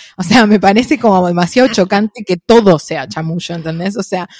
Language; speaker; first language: Spanish; native; Spanish